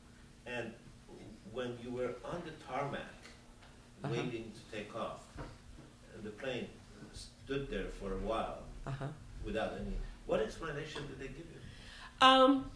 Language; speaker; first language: English; non-native, fluent; Persian